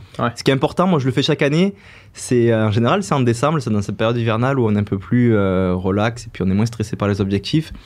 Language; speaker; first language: French; native; French